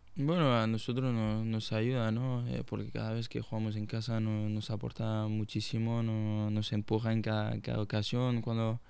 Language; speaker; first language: Spanish; non-native, fluent; French